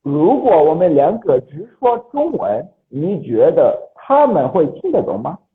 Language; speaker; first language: Chinese; non-native, fluent; Portuguese